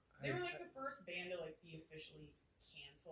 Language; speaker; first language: English; native; English